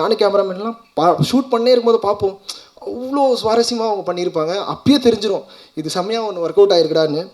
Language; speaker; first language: Tamil; native; Tamil